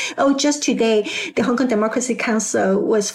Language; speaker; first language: English; non-native, local second language; Cantonese